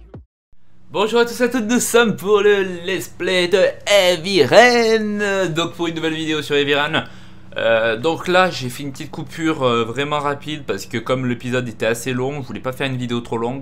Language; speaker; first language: French; native; French